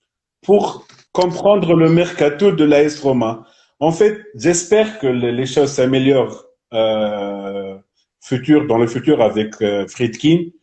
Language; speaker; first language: French; non-native, local second language; Arabic